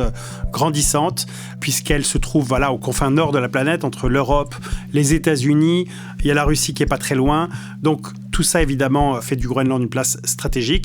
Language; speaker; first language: French; native; French